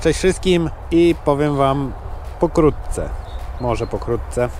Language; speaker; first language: Polish; native; Polish